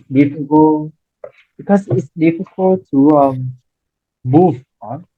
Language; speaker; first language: English; non-native, learner; Vietnamese